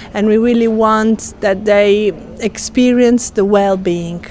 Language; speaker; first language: English; non-native, fluent; Italian